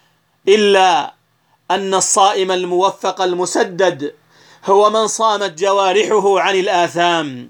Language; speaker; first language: Arabic; native; Arabic